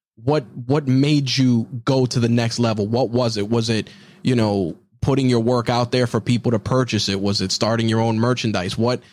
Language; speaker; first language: English; early bilingual, other home language; Spanish